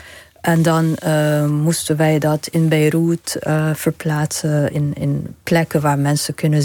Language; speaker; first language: Dutch; non-native, fluent; Arabic